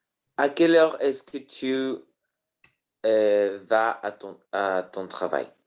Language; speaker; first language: French; non-native, learner; Spanish